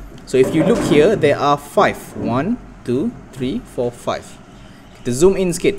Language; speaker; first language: English; non-native, local second language; Malay